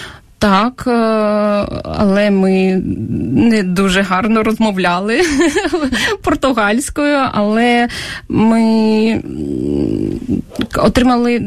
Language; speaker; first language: Ukrainian; non-native, local second language; Russian